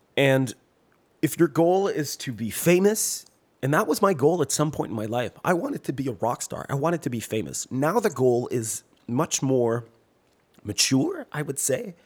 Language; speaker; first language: English; non-native, fluent; French